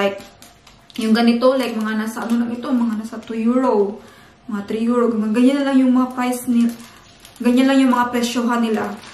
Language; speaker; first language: Filipino; non-native, local second language; Cebuano